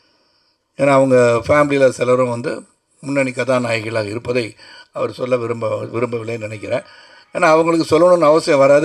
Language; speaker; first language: Tamil; native; Tamil